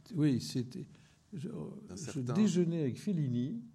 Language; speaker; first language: French; native; French